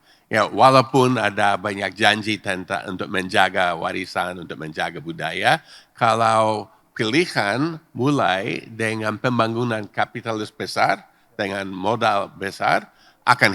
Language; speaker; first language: Indonesian; non-native, fluent; English